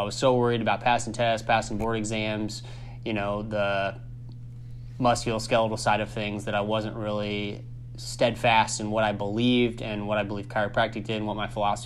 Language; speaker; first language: English; native; English